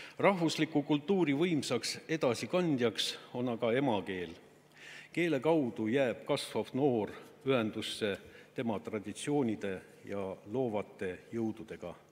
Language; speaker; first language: Estonian; non-native, local second language; Russian